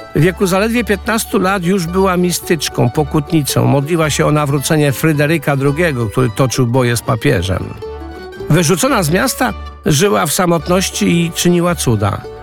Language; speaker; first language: Polish; native; Polish